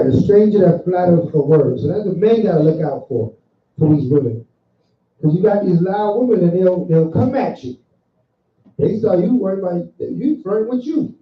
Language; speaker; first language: English; native; English